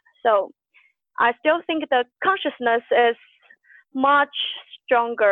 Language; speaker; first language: English; non-native, fluent; Chinese